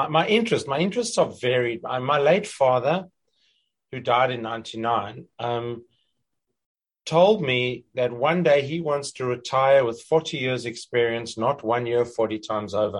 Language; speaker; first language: English; native; English